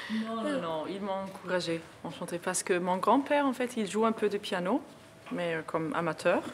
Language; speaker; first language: French; non-native, fluent; Arabic